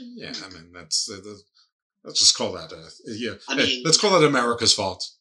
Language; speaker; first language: English; native; English